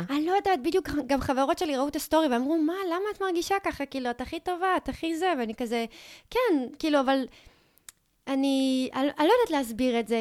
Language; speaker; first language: Hebrew; non-native, fluent; English